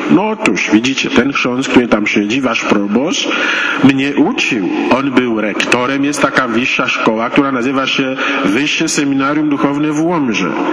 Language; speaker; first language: Polish; non-native, fluent; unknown